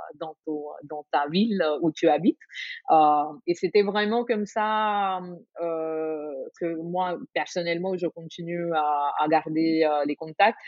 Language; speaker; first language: French; non-native, fluent; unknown